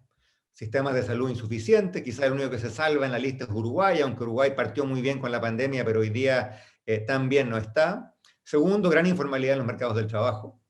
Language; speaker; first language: Spanish; native; Spanish